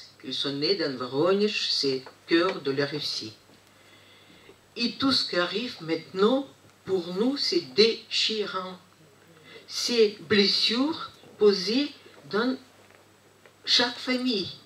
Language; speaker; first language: French; non-native, fluent; Russian